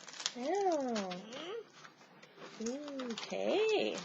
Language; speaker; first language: English; native; English